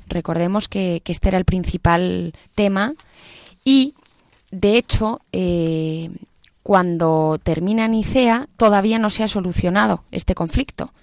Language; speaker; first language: Spanish; native; Spanish